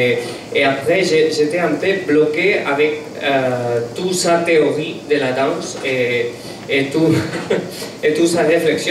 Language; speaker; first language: French; non-native, learner; Catalan